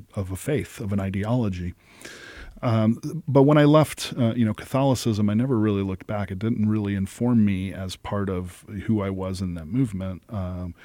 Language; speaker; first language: English; early bilingual, other home language; Italian